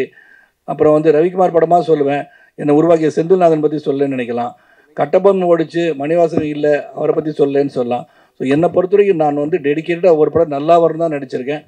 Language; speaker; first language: Tamil; native; Tamil